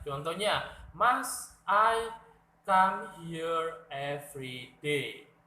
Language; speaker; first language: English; non-native, learner; Indonesian